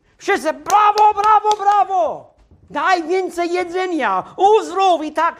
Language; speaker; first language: Polish; non-native, fluent; English